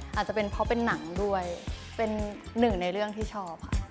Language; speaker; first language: Thai; native; Thai